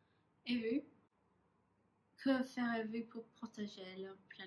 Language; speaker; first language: French; non-native, learner; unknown